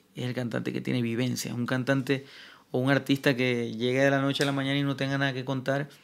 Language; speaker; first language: Spanish; native; Spanish